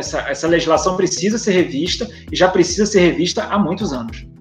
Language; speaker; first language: Portuguese; native; Portuguese